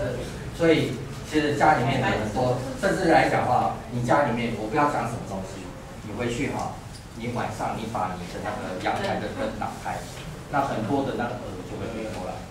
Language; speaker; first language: Chinese; native; Chinese